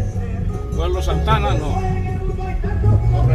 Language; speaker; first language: Spanish; native; Spanish